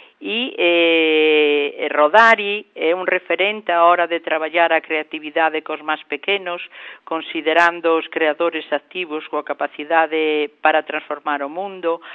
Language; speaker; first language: Galician; native; Galician